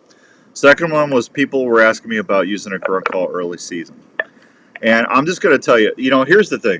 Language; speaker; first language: English; native; English